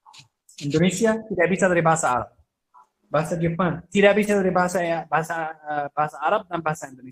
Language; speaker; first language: Indonesian; non-native, fluent; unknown